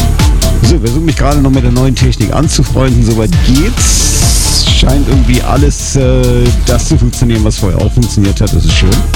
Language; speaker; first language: German; native; German